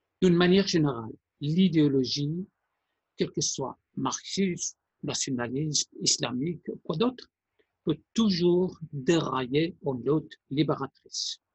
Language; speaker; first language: French; non-native, fluent; Persian